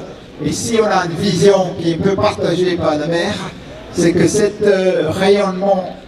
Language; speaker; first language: French; non-native, fluent; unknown